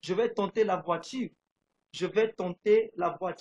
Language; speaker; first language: French; non-native, fluent; English